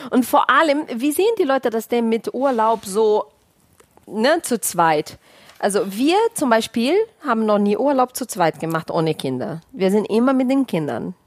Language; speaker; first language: German; non-native, fluent; Portuguese